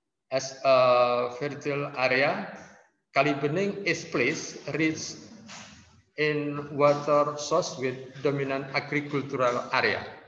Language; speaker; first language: English; non-native, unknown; Indonesian